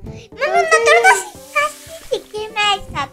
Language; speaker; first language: Spanish; native; Spanish